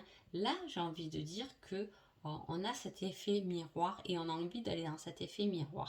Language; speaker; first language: French; native; French